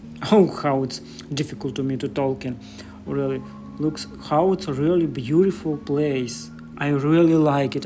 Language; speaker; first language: English; non-native, learner; Russian